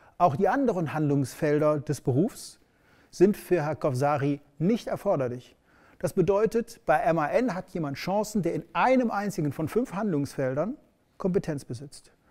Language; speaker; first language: German; native; German